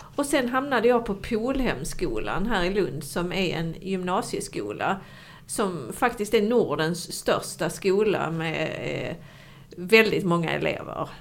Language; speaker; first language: Swedish; native; Swedish